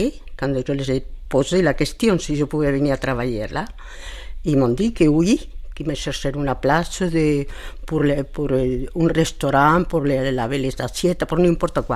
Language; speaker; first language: French; non-native, fluent; Spanish